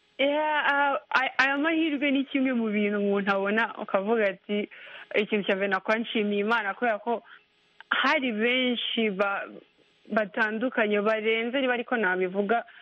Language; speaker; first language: Kinyarwanda; native; Kinyarwanda